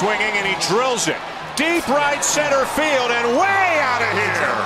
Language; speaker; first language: English; native; English